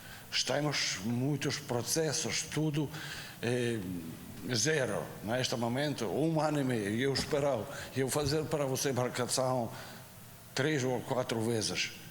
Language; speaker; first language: Portuguese; non-native, learner; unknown